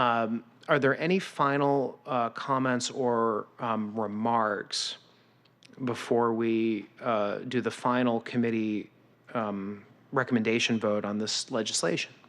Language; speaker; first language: English; native; English